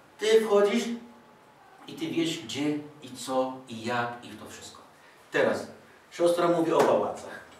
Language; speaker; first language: Polish; non-native, fluent; Arabic